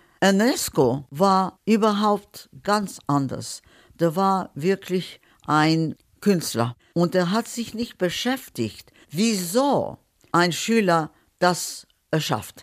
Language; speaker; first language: German; non-native, fluent; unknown